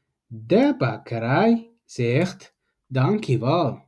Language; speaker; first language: Dutch; non-native, learner; Tigrinya